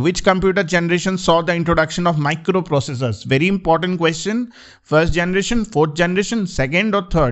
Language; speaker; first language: English; non-native, local second language; Bangla